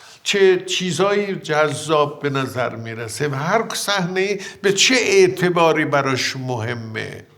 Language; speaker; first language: Persian; native; Persian